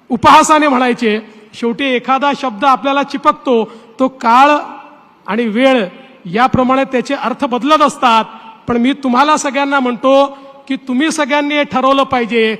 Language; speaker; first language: Marathi; native; Marathi